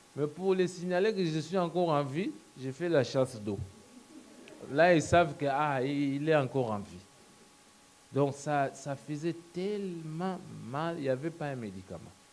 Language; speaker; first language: French; non-native, local second language; Lingala